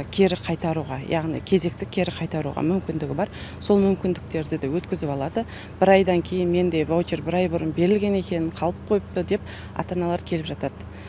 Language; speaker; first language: Kazakh; native; Kazakh